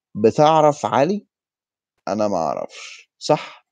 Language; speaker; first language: Arabic; early bilingual, heritage; Arabic